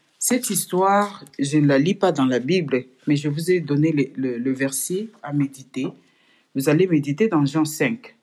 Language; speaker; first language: French; non-native, local second language; Lingala